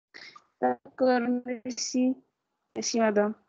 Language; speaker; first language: French; non-native, local second language; Arabic